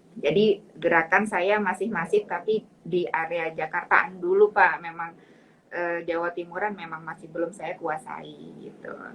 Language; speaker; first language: Indonesian; native; Indonesian